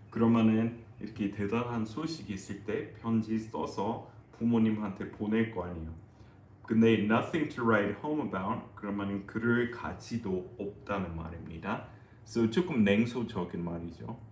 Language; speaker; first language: Korean; non-native, fluent; English